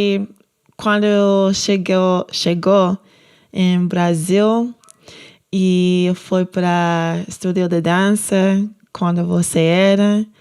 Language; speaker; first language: Portuguese; non-native, learner; English